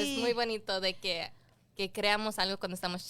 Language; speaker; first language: Spanish; early bilingual, heritage; Spanish